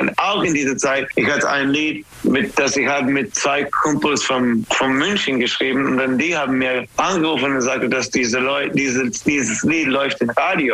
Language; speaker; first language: German; non-native, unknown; English